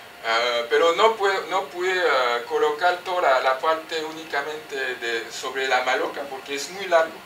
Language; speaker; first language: Spanish; non-native, fluent; French